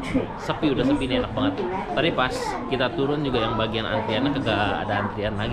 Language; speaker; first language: Indonesian; native; Indonesian